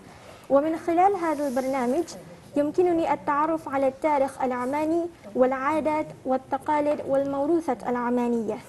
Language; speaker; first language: Arabic; non-native, learner; Malay